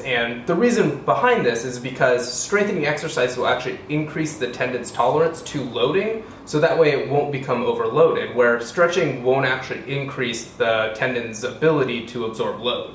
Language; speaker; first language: English; native; English